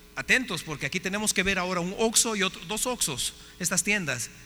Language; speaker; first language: Spanish; native; Spanish